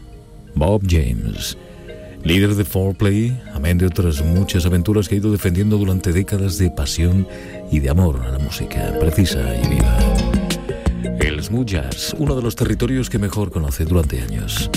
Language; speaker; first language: Spanish; native; Spanish